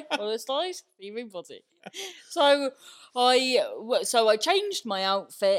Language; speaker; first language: English; native; English